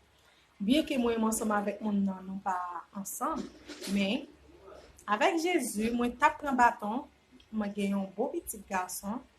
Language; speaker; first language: French; non-native, learner; Haitian Creole